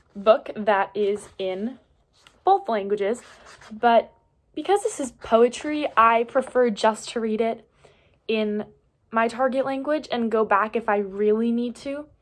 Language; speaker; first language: English; native; English